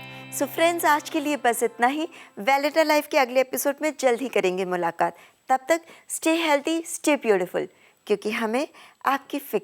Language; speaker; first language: Hindi; native; Hindi